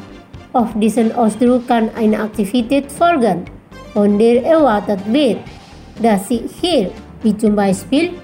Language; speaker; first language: German; non-native, fluent; Indonesian